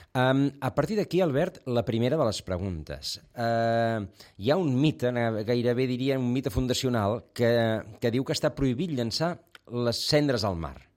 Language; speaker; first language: Catalan; native; Catalan